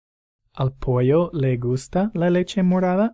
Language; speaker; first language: Spanish; non-native, fluent; English